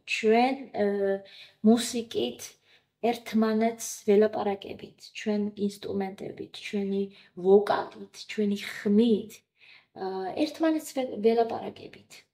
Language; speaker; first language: Georgian; non-native, local second language; Azerbaijani